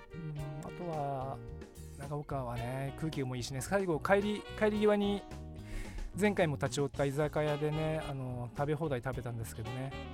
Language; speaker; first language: Japanese; native; Japanese